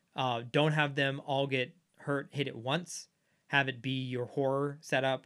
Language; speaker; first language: English; native; English